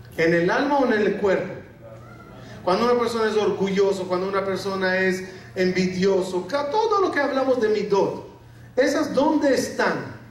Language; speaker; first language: Spanish; non-native, fluent; Arabic